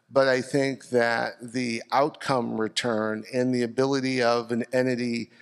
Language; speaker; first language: English; native; English